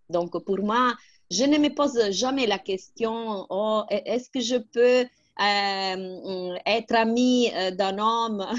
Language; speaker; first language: French; non-native, fluent; Italian